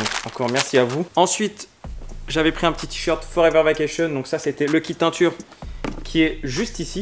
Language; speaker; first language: French; native; French